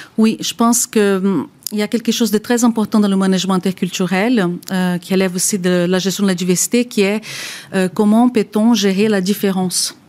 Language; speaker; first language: French; non-native, fluent; Portuguese